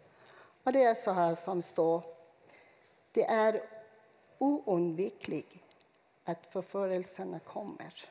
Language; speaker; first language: Swedish; non-native, fluent; Persian